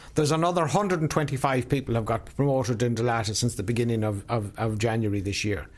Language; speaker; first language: English; native; English